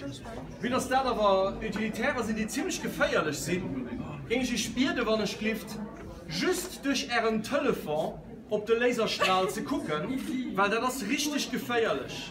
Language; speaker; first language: German; non-native, local second language; Luxembourgish